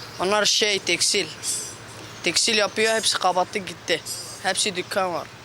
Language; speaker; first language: Turkish; non-native, learner; Arabic